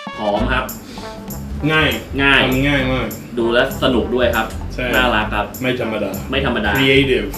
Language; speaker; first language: Thai; native; Thai